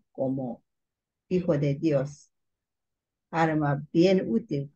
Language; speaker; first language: Spanish; non-native, learner; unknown